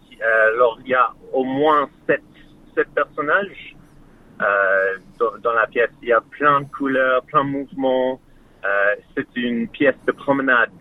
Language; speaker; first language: French; non-native, fluent; English